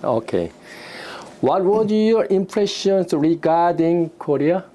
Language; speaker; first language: English; non-native, learner; Korean